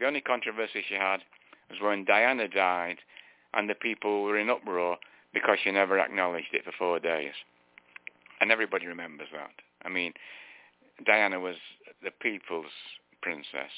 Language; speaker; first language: English; native; English